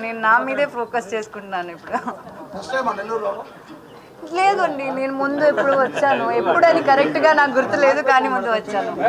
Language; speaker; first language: Telugu; non-native, local second language; Malayalam